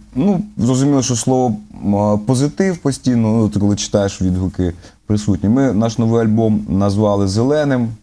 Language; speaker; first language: Ukrainian; native; Ukrainian